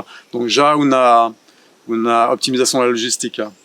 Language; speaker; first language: Portuguese; non-native, fluent; French